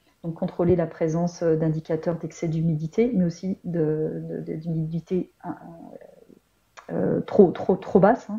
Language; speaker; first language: French; native; French